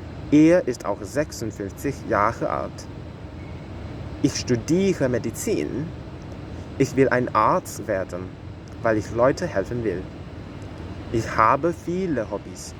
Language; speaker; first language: German; non-native, learner; Cantonese